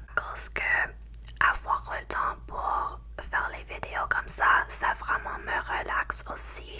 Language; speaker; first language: French; non-native, learner; English